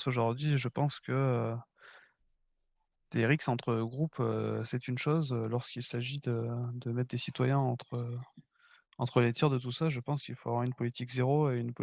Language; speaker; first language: French; native; French